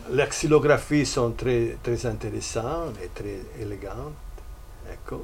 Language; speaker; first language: French; non-native, fluent; Italian